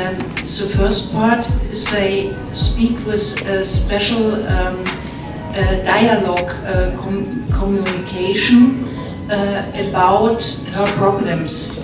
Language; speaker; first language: English; non-native, learner; German